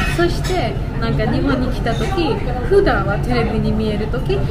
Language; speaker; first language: Japanese; non-native, learner; Georgian